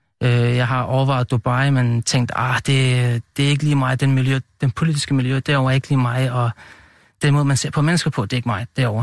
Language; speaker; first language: Danish; early bilingual, other home language; Arabic